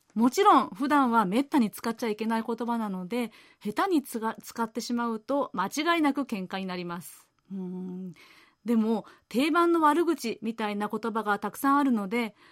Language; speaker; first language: Japanese; native; Japanese